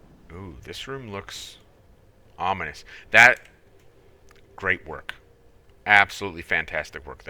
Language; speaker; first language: English; native; English